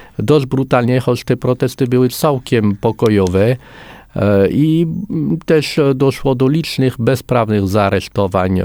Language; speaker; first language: Polish; non-native, fluent; French